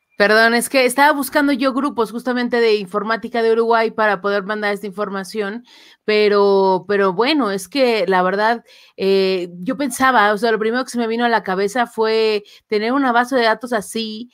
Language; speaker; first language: Spanish; native; Spanish